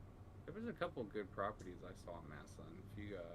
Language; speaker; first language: English; native; English